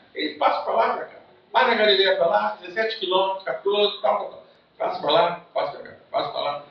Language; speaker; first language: Portuguese; native; Portuguese